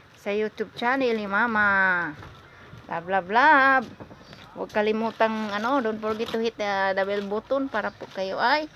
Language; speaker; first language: Filipino; non-native, local second language; Cebuano